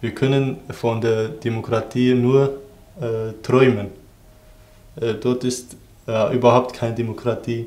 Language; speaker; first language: German; non-native, fluent; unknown